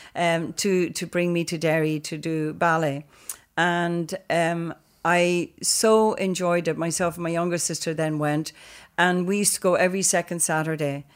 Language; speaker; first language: English; native; English